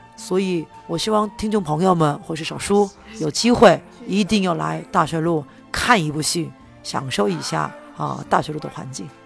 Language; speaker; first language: Chinese; non-native, fluent; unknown